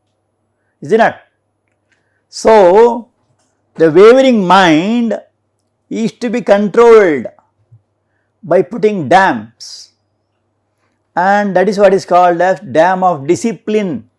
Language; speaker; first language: English; non-native, local second language; Kannada